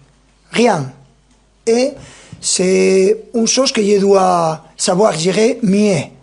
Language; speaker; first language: French; non-native, fluent; Spanish